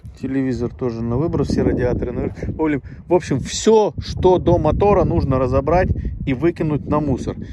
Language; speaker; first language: Russian; native; Russian